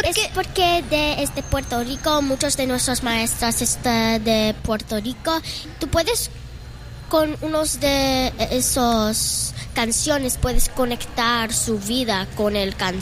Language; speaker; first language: Spanish; non-native, learner; English